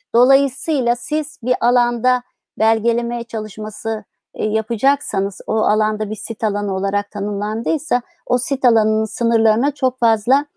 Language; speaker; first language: Turkish; native; Turkish